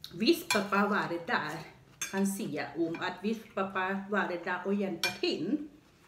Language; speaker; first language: Thai; native; Thai